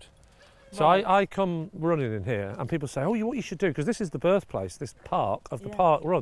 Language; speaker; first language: English; native; English